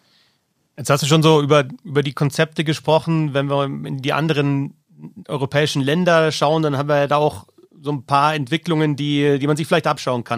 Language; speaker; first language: German; native; German